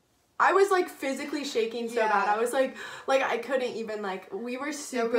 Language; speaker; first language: English; native; English